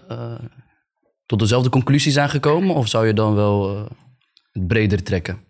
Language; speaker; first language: Dutch; early bilingual, other home language; Arabic